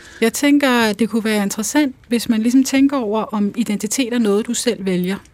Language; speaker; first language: Danish; early bilingual, other home language; Urdu